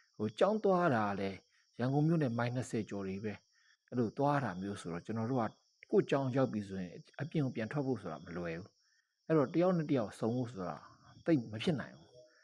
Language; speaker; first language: Burmese; native; Burmese